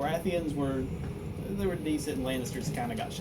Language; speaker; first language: English; native; English